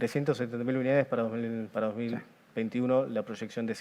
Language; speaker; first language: Spanish; native; Spanish